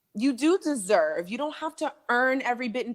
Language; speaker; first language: English; native; English